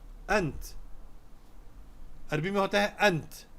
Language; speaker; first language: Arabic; non-native, fluent; Urdu